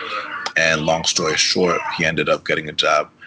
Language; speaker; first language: English; early bilingual, other home language; Spanish